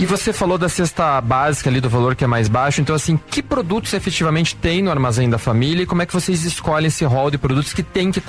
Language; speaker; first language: Portuguese; native; Portuguese